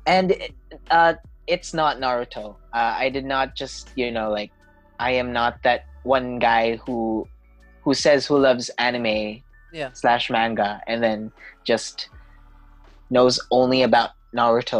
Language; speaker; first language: English; non-native, local second language; Cebuano